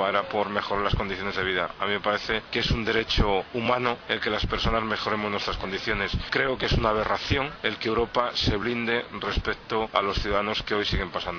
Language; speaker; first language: Spanish; native; Spanish